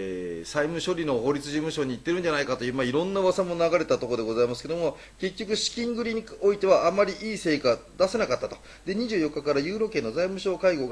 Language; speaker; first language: Japanese; native; Japanese